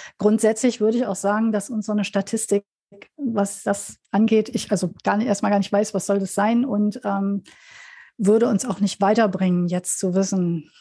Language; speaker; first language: German; native; German